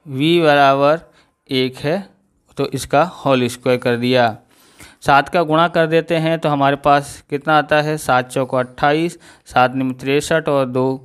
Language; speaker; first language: Hindi; non-native, local second language; Gujarati